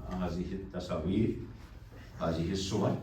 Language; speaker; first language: Arabic; non-native, fluent; Kashmiri